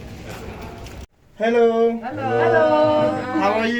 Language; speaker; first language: English; non-native, learner; French